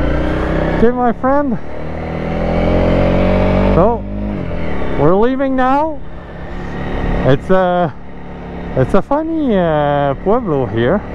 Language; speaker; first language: English; non-native, learner; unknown